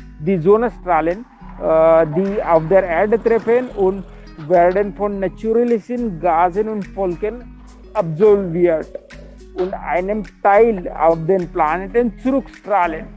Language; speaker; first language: German; non-native, learner; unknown